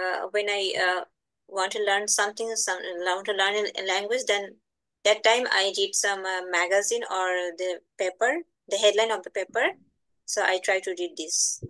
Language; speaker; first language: English; non-native, learner; Bangla